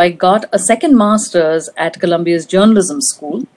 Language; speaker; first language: English; non-native, local second language; Hindi